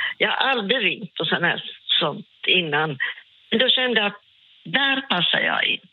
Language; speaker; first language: Swedish; non-native, local second language; Finnish